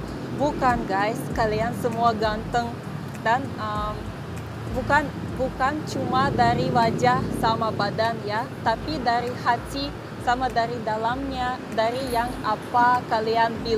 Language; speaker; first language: Indonesian; non-native, fluent; Russian